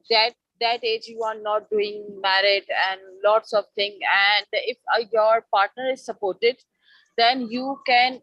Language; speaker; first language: English; non-native, learner; Urdu